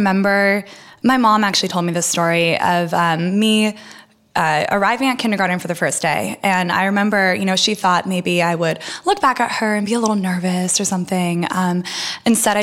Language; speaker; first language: English; early bilingual, other home language; Russian